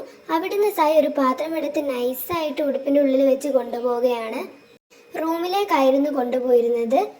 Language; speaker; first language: Malayalam; native; Malayalam